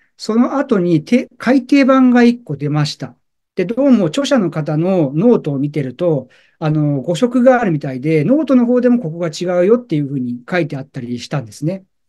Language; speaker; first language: Japanese; native; Japanese